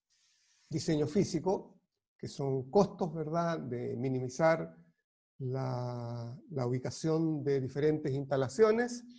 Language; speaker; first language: Spanish; native; Spanish